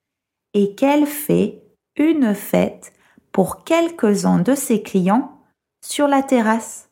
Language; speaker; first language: French; non-native, fluent; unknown